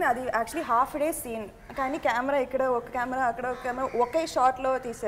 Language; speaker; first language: Telugu; non-native, fluent; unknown